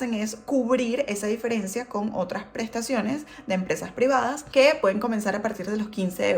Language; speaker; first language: Spanish; native; Spanish